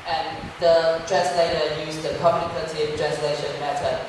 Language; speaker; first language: English; non-native, learner; Vietnamese